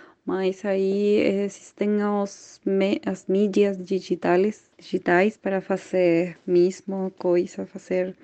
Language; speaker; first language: Portuguese; non-native, fluent; Spanish